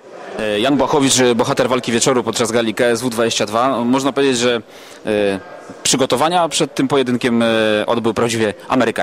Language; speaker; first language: Polish; native; Polish